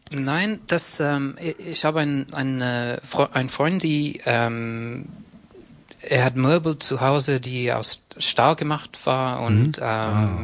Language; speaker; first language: German; non-native, learner; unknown